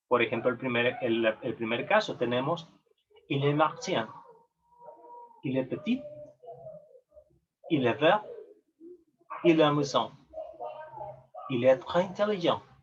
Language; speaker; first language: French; non-native, learner; Spanish